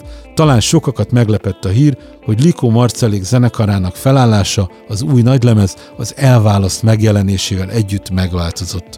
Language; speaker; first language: Hungarian; native; Hungarian